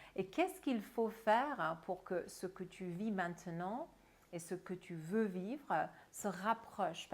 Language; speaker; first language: French; non-native, fluent; English